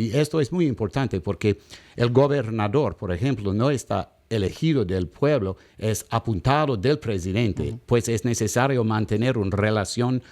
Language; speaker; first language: Spanish; non-native, learner; English